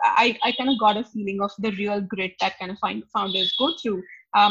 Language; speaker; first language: English; non-native, local second language; Hindi